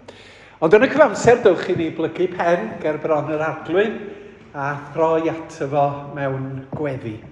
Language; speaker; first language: Welsh; native; Welsh